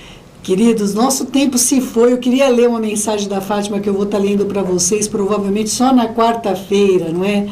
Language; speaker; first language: Portuguese; native; Portuguese